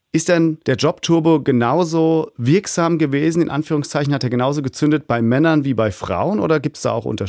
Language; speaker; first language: German; native; German